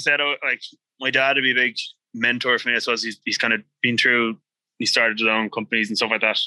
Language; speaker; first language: English; native; English